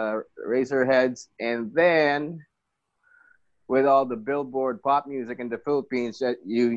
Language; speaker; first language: English; non-native, local second language; Filipino